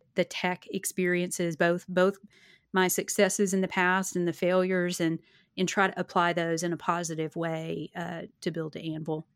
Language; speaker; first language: English; native; English